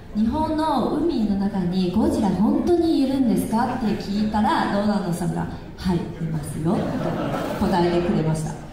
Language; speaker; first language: Japanese; non-native, fluent; Chinese